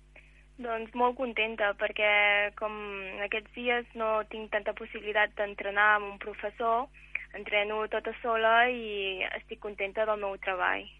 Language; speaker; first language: Catalan; early bilingual, heritage; Catalan